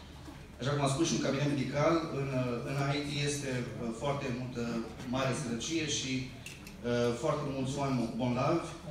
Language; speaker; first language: Romanian; early bilingual, heritage; Romanian